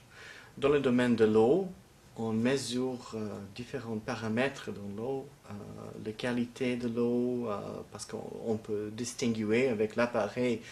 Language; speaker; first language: French; non-native, fluent; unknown